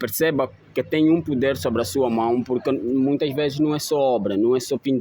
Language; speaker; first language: Portuguese; native; Portuguese